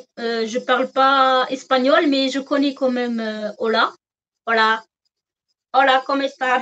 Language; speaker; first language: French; non-native, local second language; Arabic